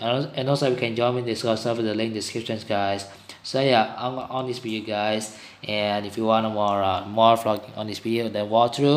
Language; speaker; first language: English; non-native, learner; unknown